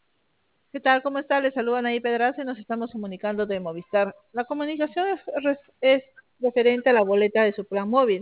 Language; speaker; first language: Spanish; native; Spanish